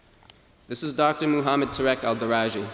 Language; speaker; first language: English; native; English